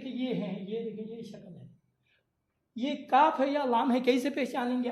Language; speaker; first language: Urdu; non-native, local second language; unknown